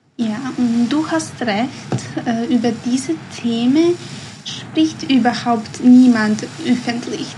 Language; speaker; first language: German; non-native, learner; Bosnian